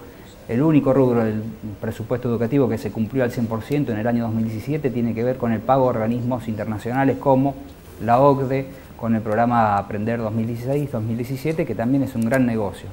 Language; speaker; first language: Spanish; native; Spanish